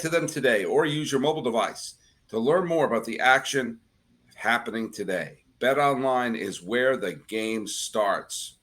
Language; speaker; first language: English; native; English